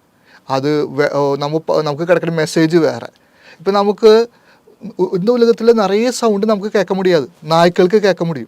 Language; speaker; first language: Tamil; non-native, local second language; Malayalam